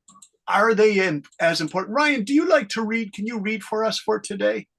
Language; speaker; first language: English; native; English